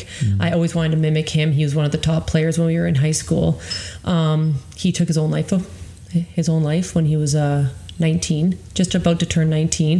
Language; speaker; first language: English; non-native, fluent; Croatian